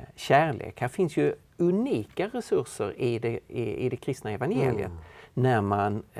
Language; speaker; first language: Swedish; native; Swedish